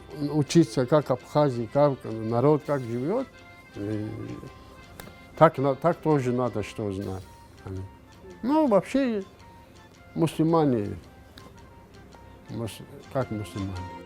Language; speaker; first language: Russian; non-native, learner; Turkish